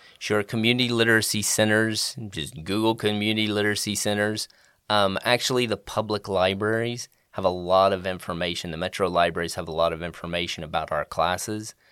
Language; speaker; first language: English; native; English